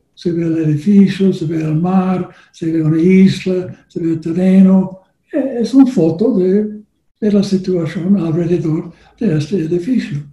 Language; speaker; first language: Spanish; non-native, learner; English